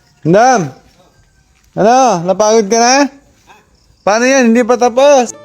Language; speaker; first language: Filipino; native; Filipino